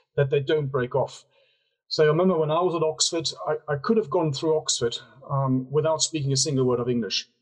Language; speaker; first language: English; non-native, fluent; German